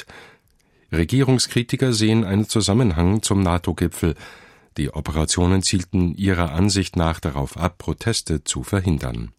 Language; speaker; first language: German; native; German